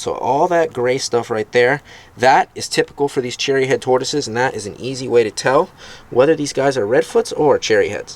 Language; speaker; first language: English; native; English